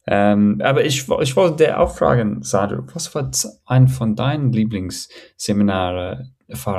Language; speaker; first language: German; non-native, fluent; English